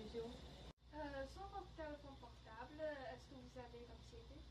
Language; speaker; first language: French; non-native, learner; English